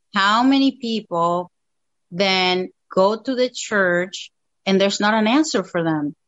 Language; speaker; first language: English; non-native, fluent; Spanish